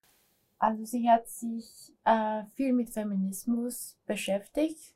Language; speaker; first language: German; non-native, fluent; Spanish